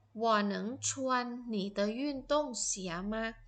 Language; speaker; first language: Chinese; non-native, fluent; Thai